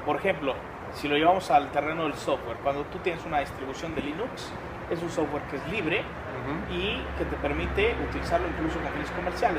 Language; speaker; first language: Spanish; native; Spanish